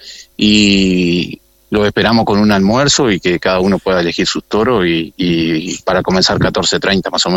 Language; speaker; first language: Spanish; native; Spanish